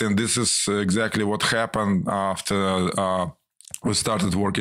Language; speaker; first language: English; non-native, fluent; Ukrainian